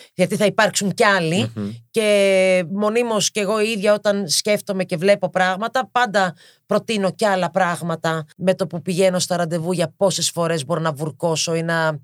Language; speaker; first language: Greek; early bilingual, heritage; Greek